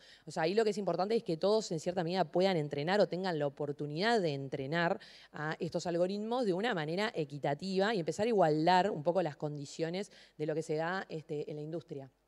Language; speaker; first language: Spanish; native; Spanish